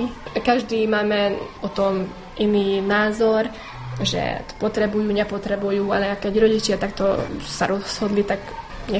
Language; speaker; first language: Slovak; non-native, local second language; Hungarian